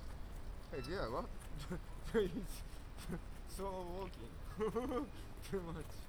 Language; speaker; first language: English; non-native, learner; Japanese